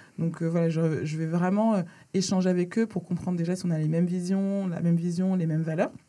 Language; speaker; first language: French; early bilingual, other home language; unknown